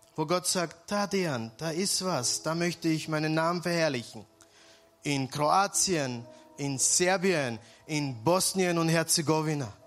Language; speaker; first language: German; early bilingual, other home language; Serbian